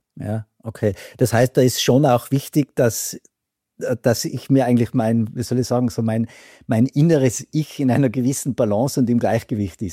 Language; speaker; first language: German; native; German